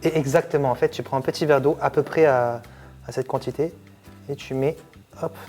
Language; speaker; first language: French; native; French